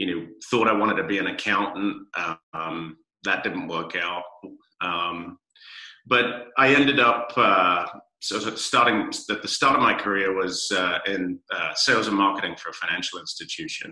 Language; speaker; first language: English; native; English